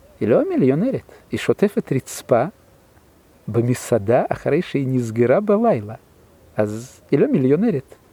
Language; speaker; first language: Hebrew; non-native, fluent; Russian